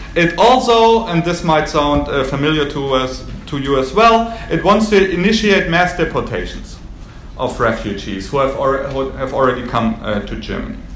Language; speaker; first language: English; non-native, fluent; German